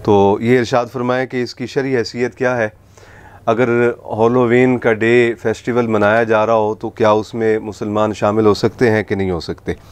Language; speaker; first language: Urdu; native; Urdu